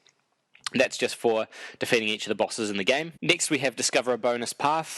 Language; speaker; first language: English; native; English